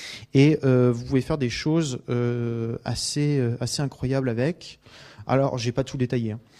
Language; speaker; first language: French; native; French